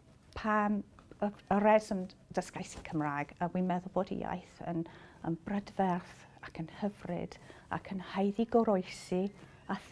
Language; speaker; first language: Welsh; non-native, local second language; English